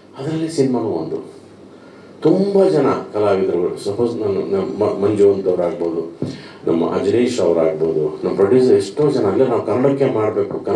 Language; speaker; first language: Kannada; native; Kannada